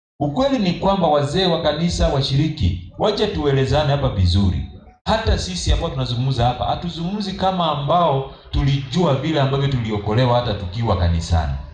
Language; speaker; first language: Swahili; non-native, local second language; Kamba